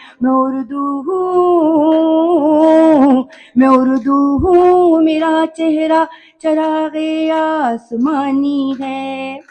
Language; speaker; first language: Urdu; native; Urdu